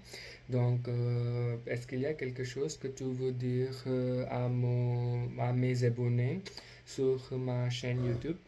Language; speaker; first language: French; non-native, learner; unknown